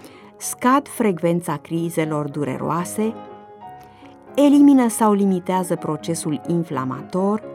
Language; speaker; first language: Romanian; native; Romanian